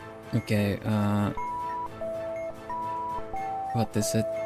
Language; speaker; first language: Dutch; non-native, learner; Swedish